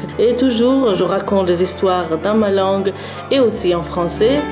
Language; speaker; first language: French; non-native, learner; Kurdish